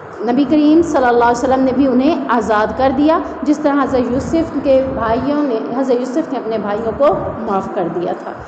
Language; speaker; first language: Urdu; non-native, local second language; Saraiki